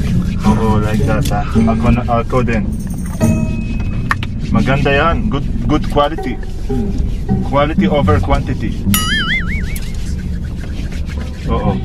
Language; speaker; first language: Filipino; non-native, learner; Arabic